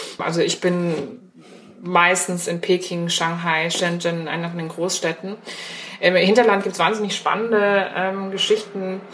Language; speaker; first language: German; early bilingual, other home language; Chinese